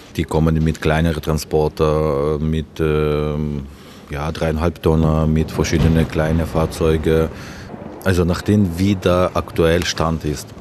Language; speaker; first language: German; non-native, learner; Ukrainian